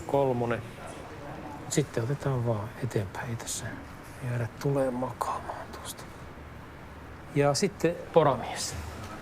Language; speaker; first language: Finnish; native; Finnish